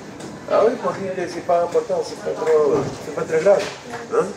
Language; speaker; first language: French; non-native, learner; Spanish